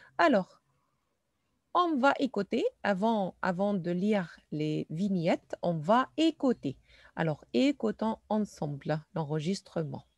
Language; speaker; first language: French; non-native, fluent; Arabic